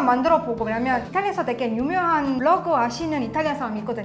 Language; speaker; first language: Korean; non-native, fluent; Italian